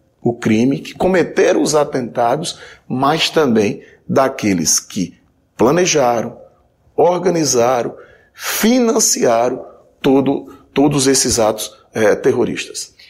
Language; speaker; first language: Portuguese; native; Portuguese